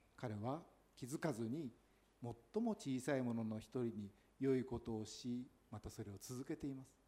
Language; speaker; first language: Japanese; native; Japanese